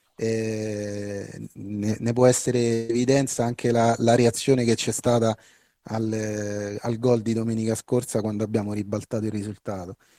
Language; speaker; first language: Italian; native; Italian